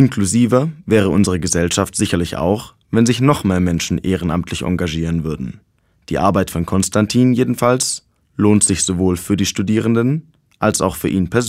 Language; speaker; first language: German; native; German